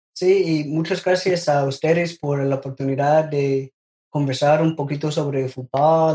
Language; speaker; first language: Spanish; non-native, learner; English